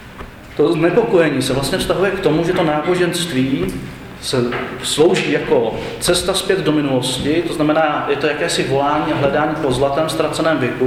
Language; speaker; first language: Czech; native; Czech